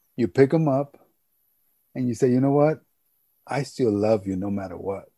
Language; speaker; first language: English; early bilingual, other home language; Spanish